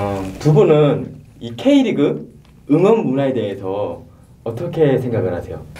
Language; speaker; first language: Korean; native; Korean